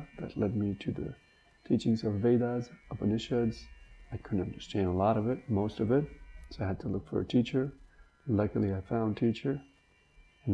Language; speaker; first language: English; non-native, local second language; Hindi